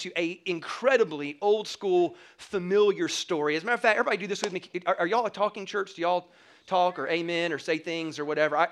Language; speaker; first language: English; native; English